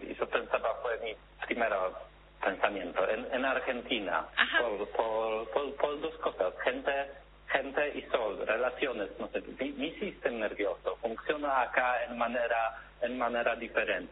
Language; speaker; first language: Spanish; non-native, learner; Polish